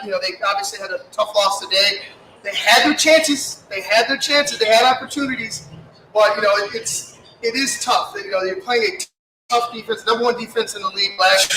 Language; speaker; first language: English; native; English